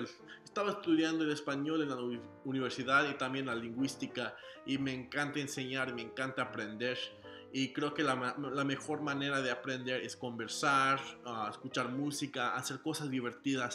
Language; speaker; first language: Spanish; non-native, fluent; English